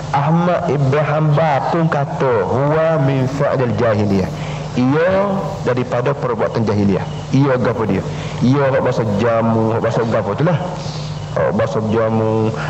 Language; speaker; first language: Malay; native; Malay